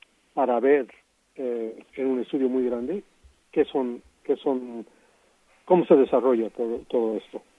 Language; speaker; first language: Spanish; non-native, fluent; English